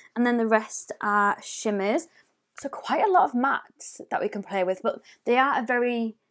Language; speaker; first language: English; native; English